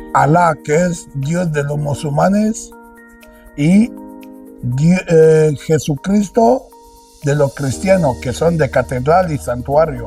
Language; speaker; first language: Spanish; non-native, local second language; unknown